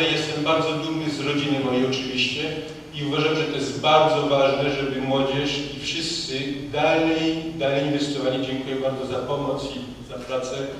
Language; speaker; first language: Polish; early bilingual, heritage; French